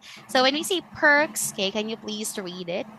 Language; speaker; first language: English; non-native, fluent; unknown